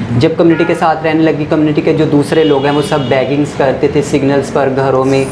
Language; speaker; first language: Hindi; non-native, local second language; Punjabi